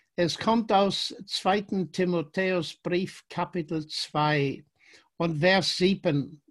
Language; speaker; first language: German; non-native, fluent; English